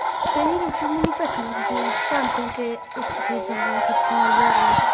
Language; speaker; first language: Italian; native; Italian